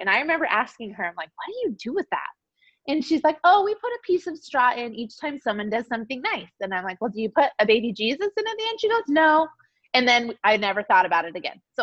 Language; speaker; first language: English; native; English